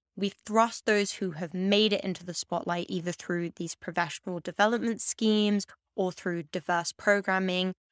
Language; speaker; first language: English; native; English